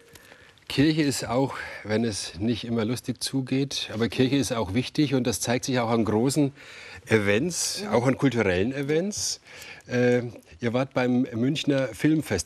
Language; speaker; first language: German; native; German